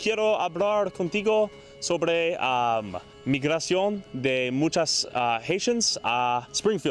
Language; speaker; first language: Spanish; non-native, learner; English